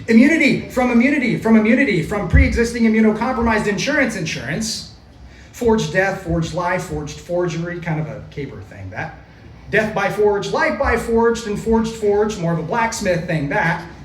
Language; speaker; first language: English; native; English